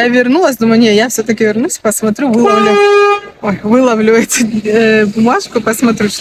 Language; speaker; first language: Russian; native; Russian